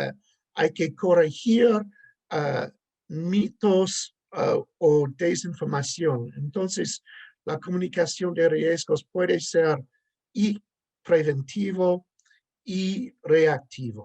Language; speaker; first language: Spanish; non-native, fluent; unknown